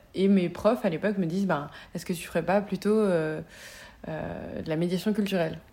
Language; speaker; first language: French; native; French